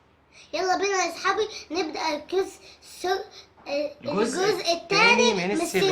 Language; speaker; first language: Arabic; native; Arabic